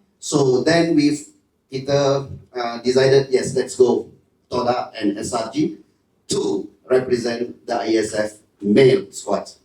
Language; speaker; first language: English; non-native, local second language; Malay